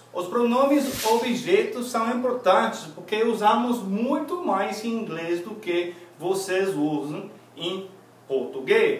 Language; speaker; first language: Portuguese; non-native, fluent; English